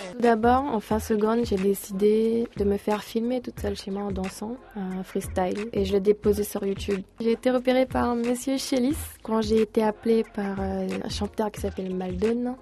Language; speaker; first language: French; early bilingual, other home language; Portuguese